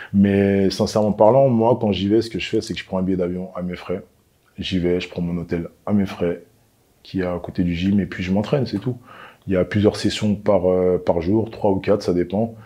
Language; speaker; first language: French; native; French